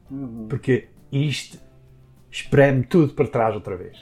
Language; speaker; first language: Portuguese; early bilingual, heritage; Portuguese